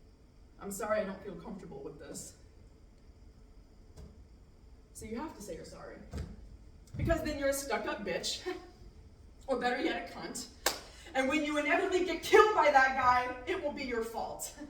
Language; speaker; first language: English; native; English